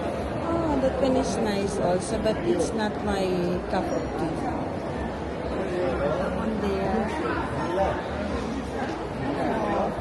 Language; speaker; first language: English; non-native, fluent; Filipino